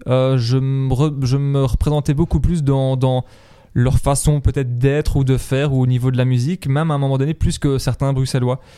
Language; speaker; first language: French; native; French